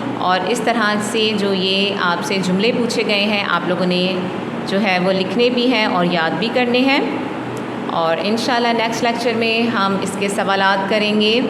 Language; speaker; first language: Hindi; non-native, local second language; Punjabi